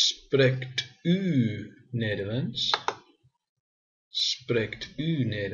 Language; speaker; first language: Dutch; non-native, learner; English